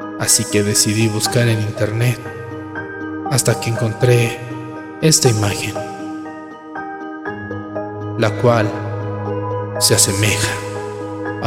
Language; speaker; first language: Spanish; native; Spanish